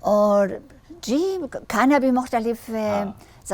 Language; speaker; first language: Hindi; non-native, learner; German